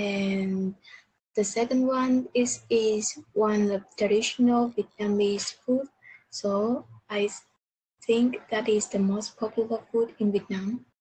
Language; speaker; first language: English; non-native, learner; Vietnamese